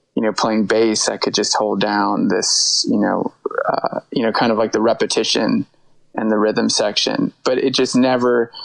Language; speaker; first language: English; native; English